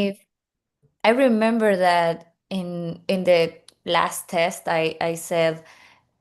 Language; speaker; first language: English; non-native, learner; Spanish